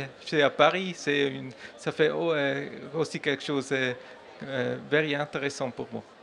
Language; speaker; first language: French; non-native, learner; German